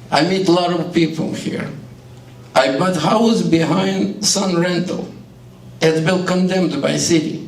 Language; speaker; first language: English; non-native, learner; Estonian